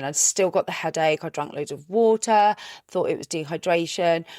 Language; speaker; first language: English; native; English